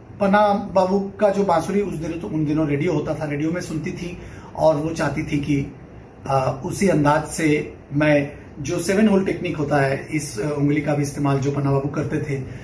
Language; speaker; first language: Hindi; non-native, local second language; Bangla